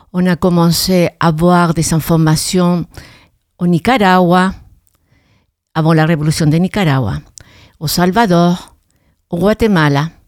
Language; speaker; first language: French; non-native, fluent; Spanish